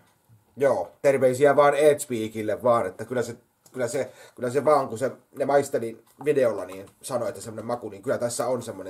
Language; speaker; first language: Finnish; native; Finnish